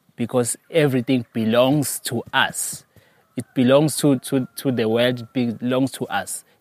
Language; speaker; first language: English; non-native, local second language; Zulu